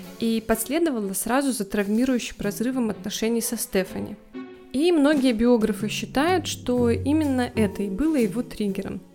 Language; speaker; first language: Russian; native; Russian